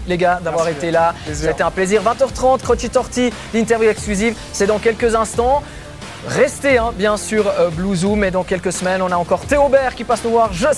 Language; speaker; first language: French; native; French